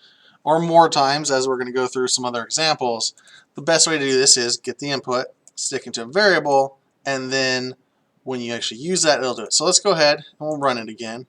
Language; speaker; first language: English; native; English